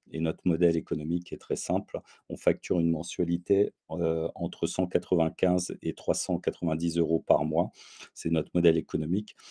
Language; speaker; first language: French; native; French